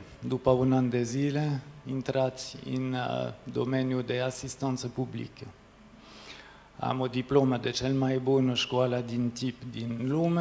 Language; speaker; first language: Romanian; non-native, fluent; French